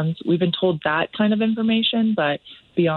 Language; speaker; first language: English; native; English